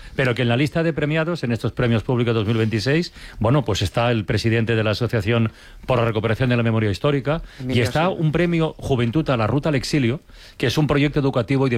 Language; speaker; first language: Spanish; native; Spanish